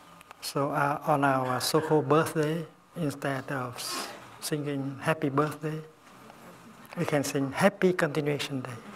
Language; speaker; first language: English; non-native, fluent; Vietnamese